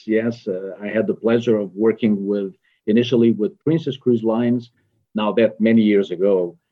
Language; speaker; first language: English; non-native, fluent; Portuguese